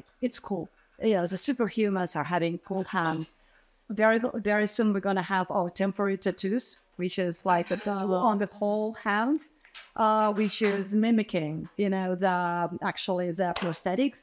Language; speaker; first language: English; non-native, fluent; Ukrainian